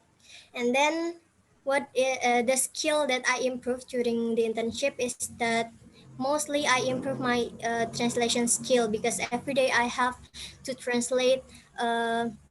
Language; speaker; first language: English; non-native, fluent; Indonesian